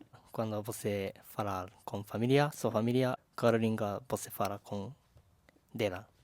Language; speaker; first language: Portuguese; non-native, learner; Japanese